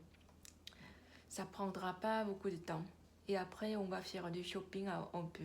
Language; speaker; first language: French; non-native, learner; Korean